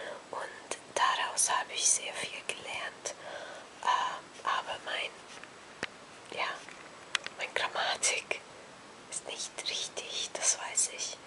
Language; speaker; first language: German; non-native, fluent; Hungarian